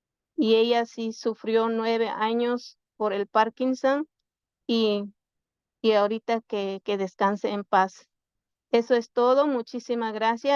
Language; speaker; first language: Spanish; non-native, local second language; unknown